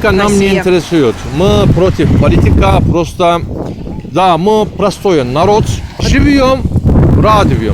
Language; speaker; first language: Russian; non-native, learner; Turkish